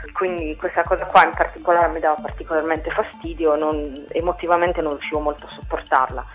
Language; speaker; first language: Italian; native; Italian